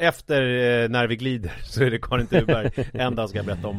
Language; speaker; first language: Swedish; native; Swedish